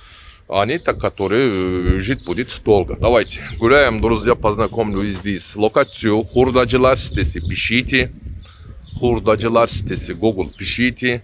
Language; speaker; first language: Russian; non-native, learner; Turkish